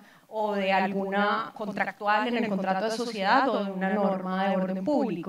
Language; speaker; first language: Spanish; native; Spanish